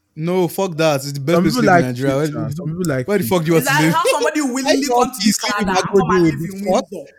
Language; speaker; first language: English; non-native, local second language; Yoruba